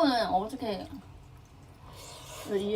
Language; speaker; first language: Korean; non-native, fluent; Thai